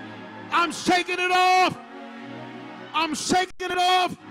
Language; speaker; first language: English; native; English